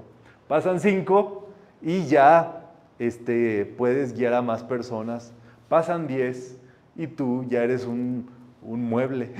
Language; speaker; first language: Spanish; native; Spanish